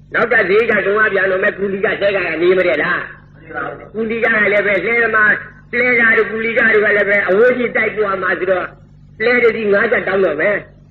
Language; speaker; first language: Burmese; native; Burmese